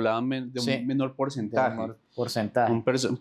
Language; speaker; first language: Spanish; native; Spanish